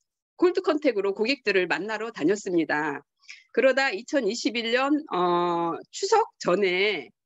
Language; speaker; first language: Korean; native; Korean